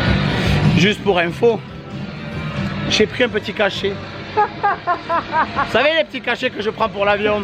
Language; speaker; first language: French; native; French